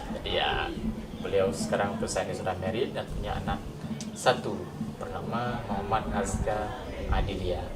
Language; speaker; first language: Indonesian; non-native, local second language; Achinese